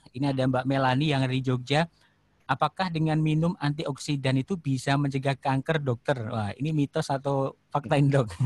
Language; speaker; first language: Indonesian; native; Indonesian